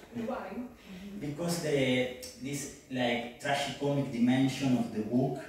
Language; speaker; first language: English; non-native, learner; Spanish